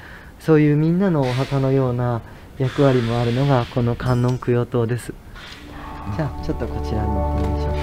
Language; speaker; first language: Japanese; native; Japanese